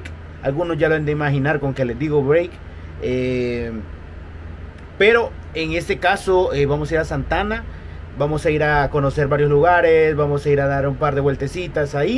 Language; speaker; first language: Spanish; native; Spanish